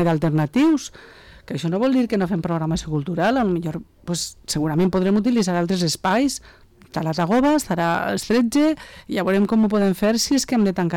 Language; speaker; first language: Catalan; native; Catalan